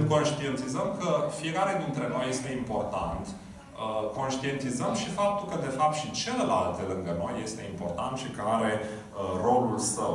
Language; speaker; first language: Romanian; native; Romanian